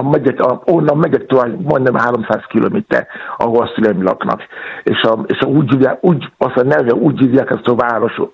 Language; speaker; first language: Hungarian; non-native, fluent; Yoruba